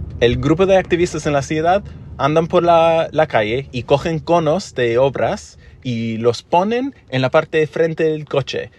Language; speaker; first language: Spanish; non-native, fluent; English